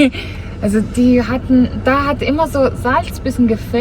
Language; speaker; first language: German; non-native, learner; Mongolian